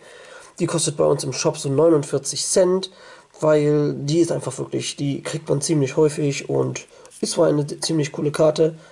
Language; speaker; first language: German; native; German